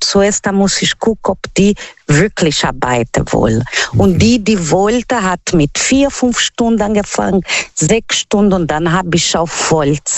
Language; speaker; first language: German; non-native, fluent; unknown